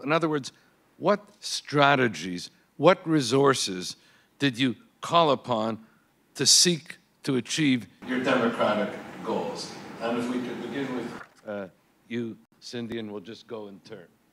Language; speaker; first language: English; native; English